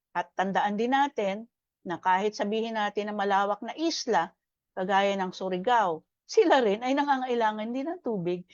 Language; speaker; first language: Filipino; native; Filipino